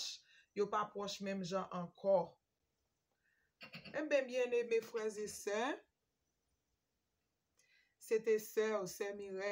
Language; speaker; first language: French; non-native, learner; Haitian Creole